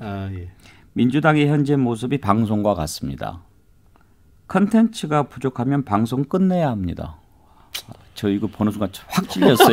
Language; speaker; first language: Korean; native; Korean